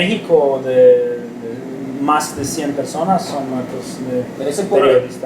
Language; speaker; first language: Spanish; non-native, learner; Romanian